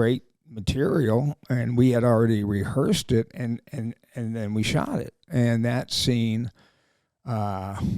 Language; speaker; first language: English; native; English